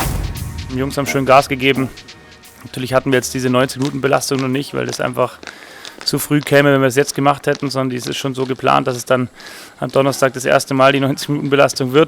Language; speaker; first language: German; native; German